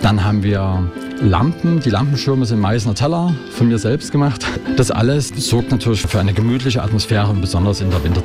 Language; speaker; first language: German; native; German